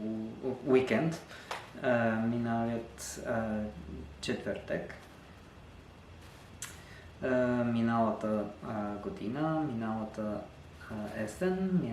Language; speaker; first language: Bulgarian; non-native, learner; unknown